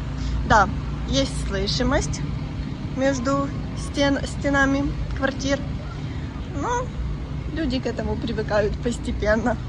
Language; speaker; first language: Russian; native; Russian